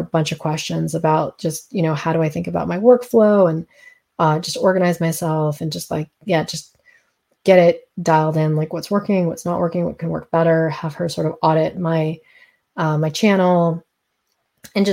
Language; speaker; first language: English; native; English